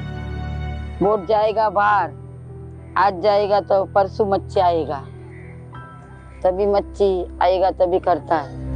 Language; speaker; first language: Hindi; non-native, local second language; Marathi